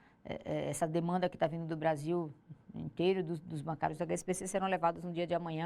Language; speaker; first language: Portuguese; native; Portuguese